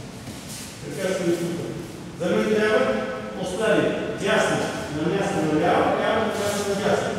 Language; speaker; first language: Bulgarian; non-native, learner; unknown